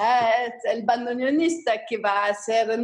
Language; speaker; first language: Spanish; non-native, fluent; German